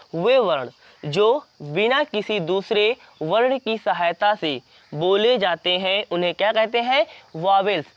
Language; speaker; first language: Hindi; native; Hindi